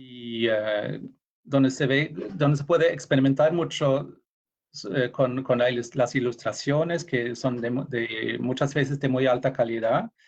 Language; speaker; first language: Spanish; non-native, fluent; Norwegian